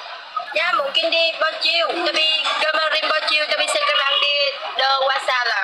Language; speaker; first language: Indonesian; non-native, learner; Vietnamese